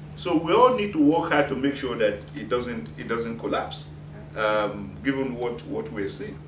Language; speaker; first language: English; non-native, local second language; Yoruba